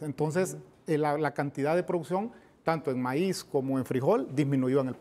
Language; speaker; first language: Spanish; native; Spanish